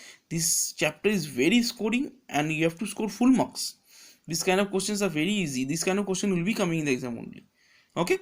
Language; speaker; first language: English; non-native, local second language; Bangla